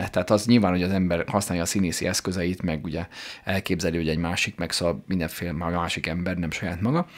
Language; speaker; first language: Hungarian; native; Hungarian